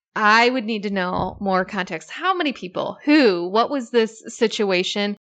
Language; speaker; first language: English; native; English